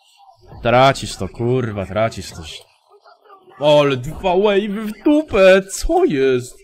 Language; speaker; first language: Polish; native; Polish